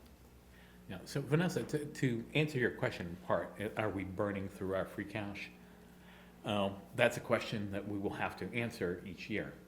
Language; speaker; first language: English; native; English